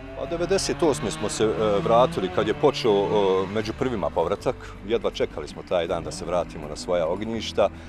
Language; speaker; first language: Serbian; native; Serbian